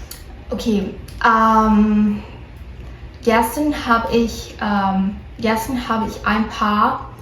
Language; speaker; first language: German; non-native, learner; Portuguese